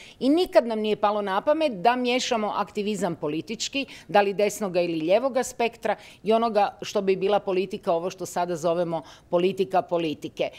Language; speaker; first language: Croatian; native; Croatian